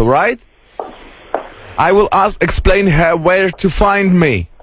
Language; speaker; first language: English; non-native, fluent; Lithuanian